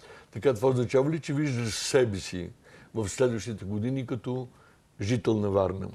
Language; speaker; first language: Bulgarian; native; Bulgarian